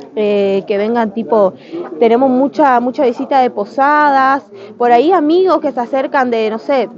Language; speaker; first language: Spanish; native; Spanish